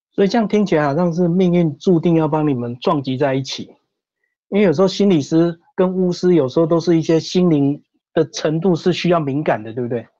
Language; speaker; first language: Chinese; native; Chinese